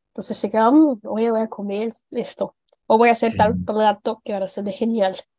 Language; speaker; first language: Spanish; non-native, fluent; Portuguese